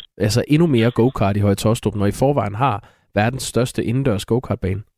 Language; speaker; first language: Danish; native; Danish